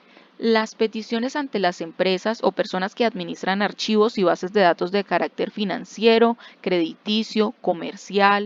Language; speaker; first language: Spanish; native; Spanish